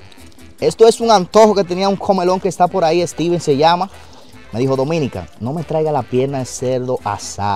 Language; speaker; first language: Spanish; native; Spanish